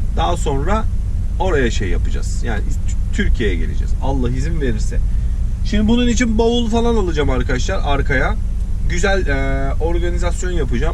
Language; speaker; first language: Turkish; early bilingual, heritage; Turkish